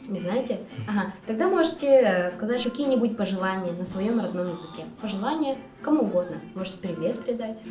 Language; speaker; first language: Russian; non-native, local second language; Yakut